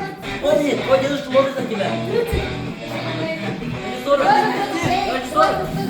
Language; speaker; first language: Russian; non-native, local second language; Yakut